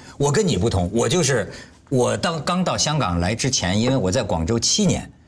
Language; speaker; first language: Chinese; native; Chinese